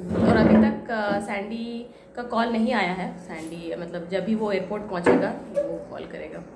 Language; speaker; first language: Hindi; non-native, local second language; Bangla